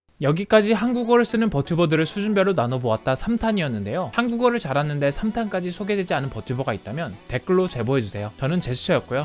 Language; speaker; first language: Korean; native; Korean